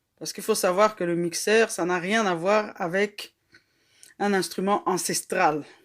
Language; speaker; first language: French; non-native, local second language; Lingala